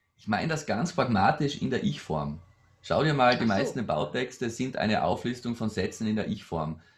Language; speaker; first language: German; native; German